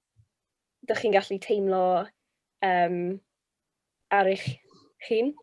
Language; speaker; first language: Welsh; non-native, local second language; English